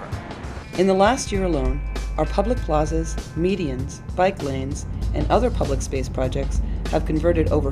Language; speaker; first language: English; native; English